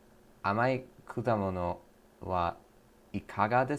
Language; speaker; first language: Japanese; non-native, learner; English